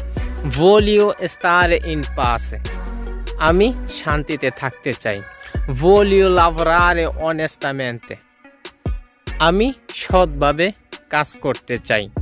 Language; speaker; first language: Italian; non-native, fluent; Bangla